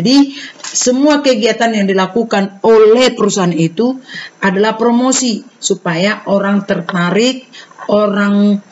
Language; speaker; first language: Indonesian; native; Indonesian